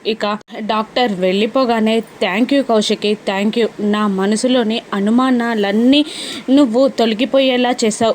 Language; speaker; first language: Telugu; native; Telugu